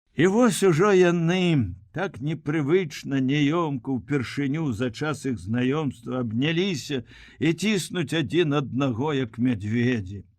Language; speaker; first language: Belarusian; native; Belarusian